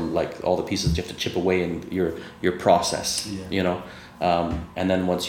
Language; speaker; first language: English; native; English